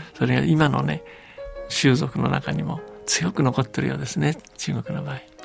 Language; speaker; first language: Japanese; early bilingual, heritage; Japanese